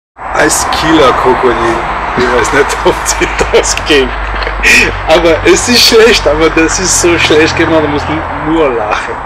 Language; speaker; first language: German; non-native, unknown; French